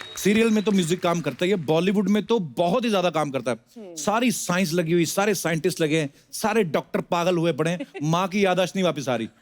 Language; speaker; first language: Hindi; non-native, local second language; Punjabi